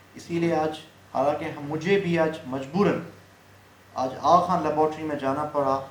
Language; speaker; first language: Urdu; non-native, local second language; Sindhi